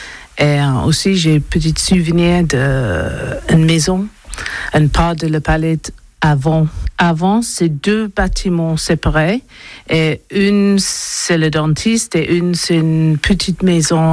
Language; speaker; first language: French; non-native, learner; English